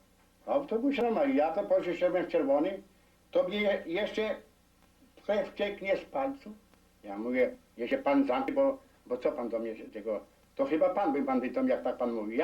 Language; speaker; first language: Polish; non-native, local second language; Rusyn